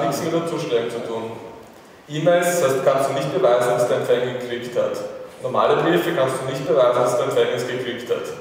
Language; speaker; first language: German; native; German